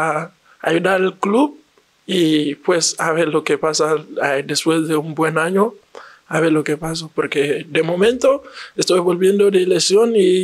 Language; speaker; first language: Spanish; non-native, learner; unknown